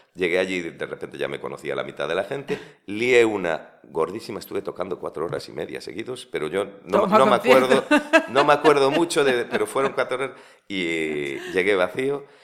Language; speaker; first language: Spanish; native; Spanish